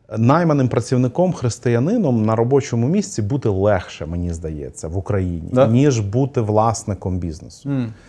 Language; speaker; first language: Ukrainian; non-native, local second language; Russian